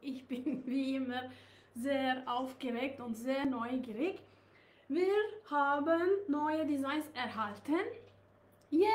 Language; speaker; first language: German; non-native, learner; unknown